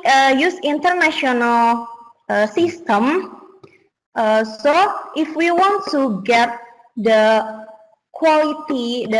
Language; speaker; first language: English; non-native, learner; Indonesian